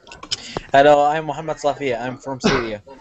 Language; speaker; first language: English; non-native, learner; Arabic